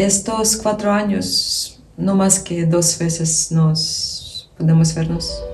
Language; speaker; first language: Spanish; non-native, learner; Ukrainian